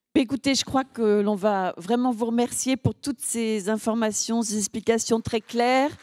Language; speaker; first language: French; native; French